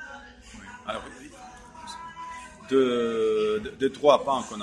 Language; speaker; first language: French; non-native, fluent; Russian